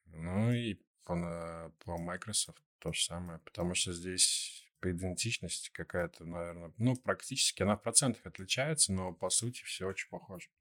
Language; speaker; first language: Russian; native; Russian